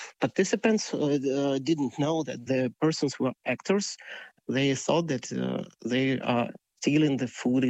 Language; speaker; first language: English; non-native, fluent; Russian